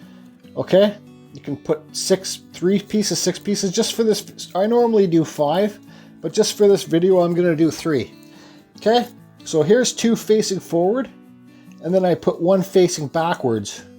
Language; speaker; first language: English; native; English